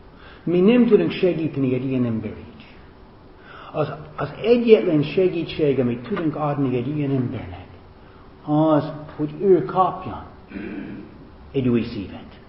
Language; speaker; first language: Hungarian; non-native, fluent; English